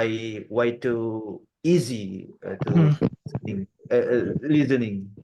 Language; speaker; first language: English; non-native, learner; Indonesian